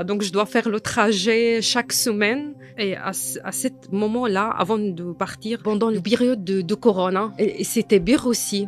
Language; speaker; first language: French; non-native, fluent; Arabic